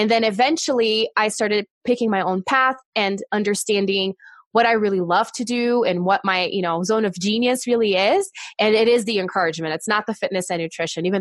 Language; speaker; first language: English; non-native, fluent; Portuguese